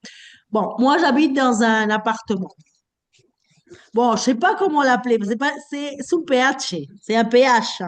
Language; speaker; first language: French; non-native, fluent; Spanish